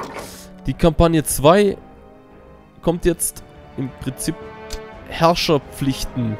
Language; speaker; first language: German; native; German